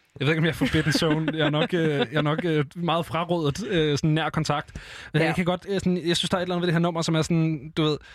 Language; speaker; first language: Danish; native; Danish